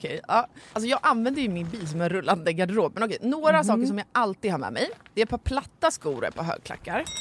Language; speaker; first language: Swedish; native; Swedish